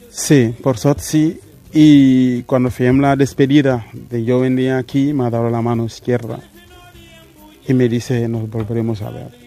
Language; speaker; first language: Spanish; non-native, fluent; Mandingo